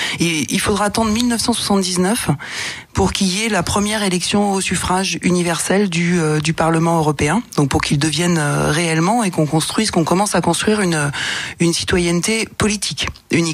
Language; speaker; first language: French; native; French